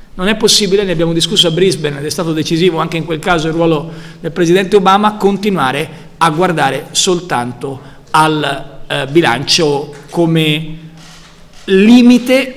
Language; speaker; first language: Italian; native; Italian